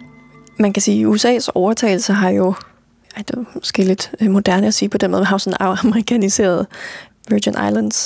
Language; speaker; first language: Danish; native; Danish